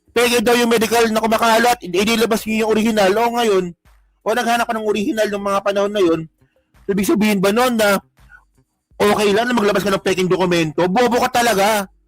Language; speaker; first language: Filipino; native; Filipino